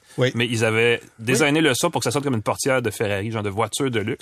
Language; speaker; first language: French; native; French